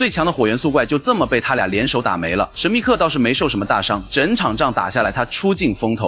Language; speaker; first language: Chinese; native; Chinese